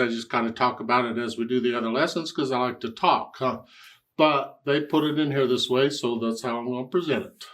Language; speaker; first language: English; native; English